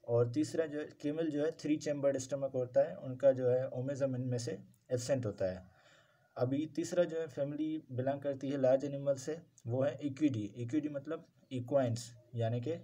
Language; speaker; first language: Urdu; non-native, local second language; Sindhi